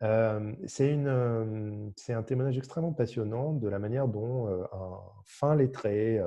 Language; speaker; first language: French; native; French